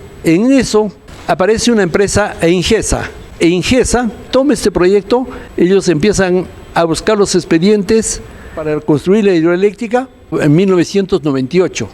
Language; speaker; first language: Spanish; native; Spanish